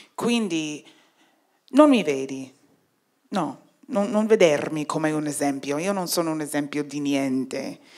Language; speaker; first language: Italian; non-native, fluent; English